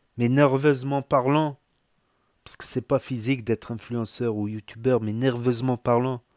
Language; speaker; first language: French; native; French